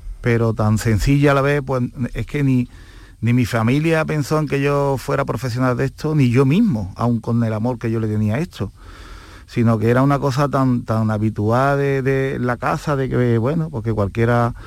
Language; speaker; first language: Spanish; native; Spanish